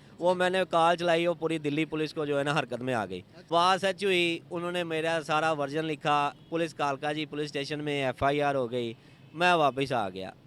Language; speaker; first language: Urdu; non-native, local second language; Punjabi